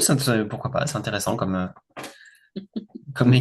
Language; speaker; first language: French; native; French